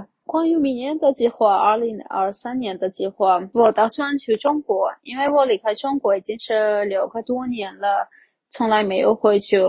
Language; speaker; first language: Chinese; non-native, fluent; Armenian